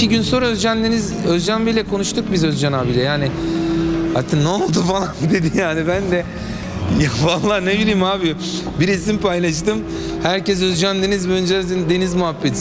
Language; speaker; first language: Turkish; native; Turkish